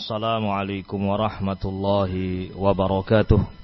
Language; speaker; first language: Indonesian; non-native, local second language; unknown